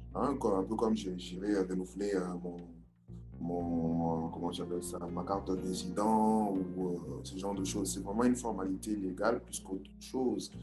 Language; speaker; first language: French; non-native, local second language; Lingala